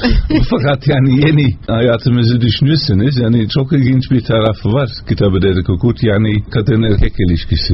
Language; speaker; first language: Turkish; non-native, fluent; Dutch